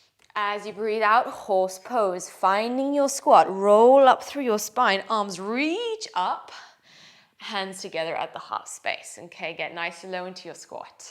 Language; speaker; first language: English; native; English